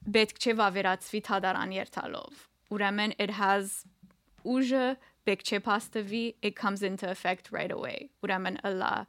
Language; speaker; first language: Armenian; early bilingual, heritage; Armenian